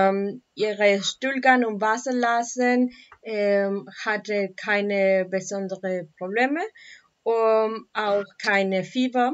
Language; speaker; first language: German; non-native, learner; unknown